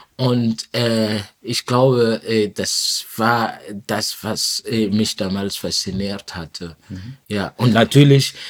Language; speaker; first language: German; non-native, fluent; French